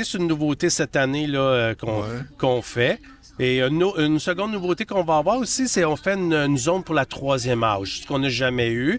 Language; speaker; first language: French; native; French